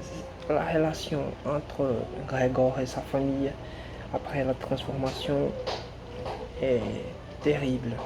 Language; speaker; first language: French; non-native, learner; Portuguese